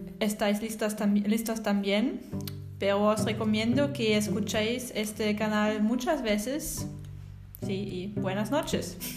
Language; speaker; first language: Spanish; non-native, learner; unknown